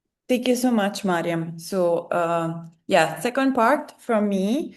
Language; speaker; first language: English; non-native, fluent; Italian